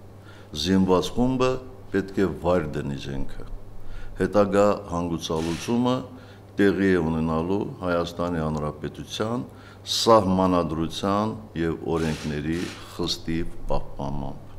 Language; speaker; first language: Armenian; native; Armenian